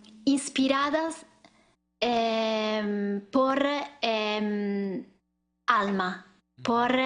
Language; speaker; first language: Spanish; non-native, learner; Italian